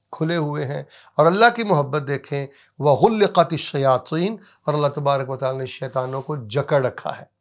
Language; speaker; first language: Urdu; native; Urdu